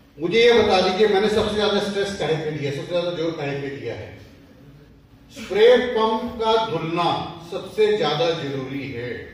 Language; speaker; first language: Hindi; non-native, local second language; Punjabi